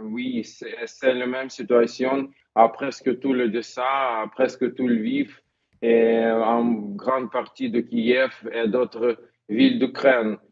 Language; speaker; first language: French; non-native, learner; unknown